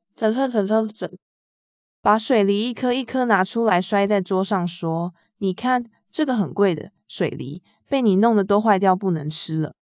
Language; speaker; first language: Chinese; non-native, fluent; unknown